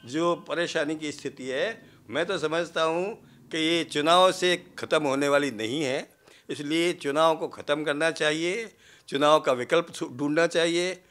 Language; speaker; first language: Hindi; native; Hindi